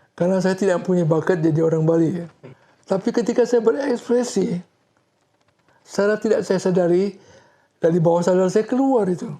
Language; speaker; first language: Indonesian; non-native, local second language; Balinese